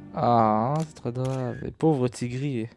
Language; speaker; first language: French; native; French